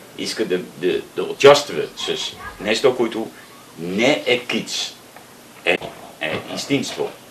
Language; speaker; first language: Bulgarian; non-native, learner; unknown